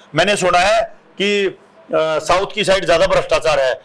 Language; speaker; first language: Hindi; native; Hindi